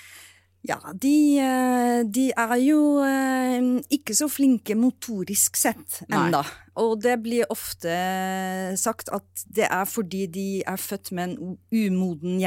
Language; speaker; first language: Norwegian; non-native, fluent; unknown